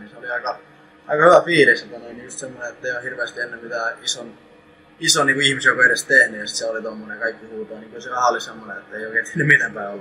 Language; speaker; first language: Finnish; native; Finnish